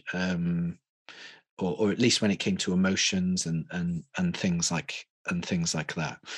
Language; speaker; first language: English; native; English